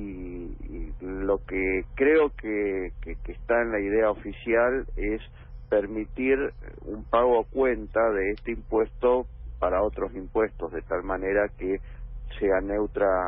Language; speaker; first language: Spanish; native; Spanish